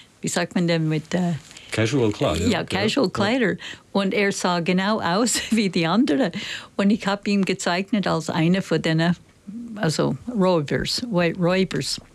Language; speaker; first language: German; non-native, fluent; English